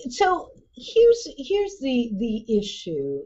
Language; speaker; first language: English; early bilingual, other home language; Spanish